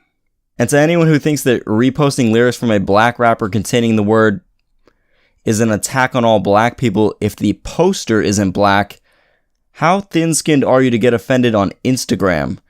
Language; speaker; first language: English; native; English